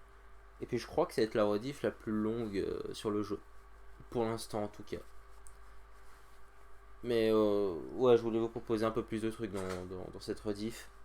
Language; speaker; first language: French; native; French